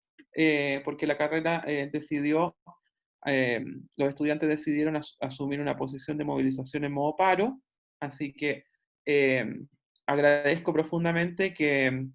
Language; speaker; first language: Spanish; native; Spanish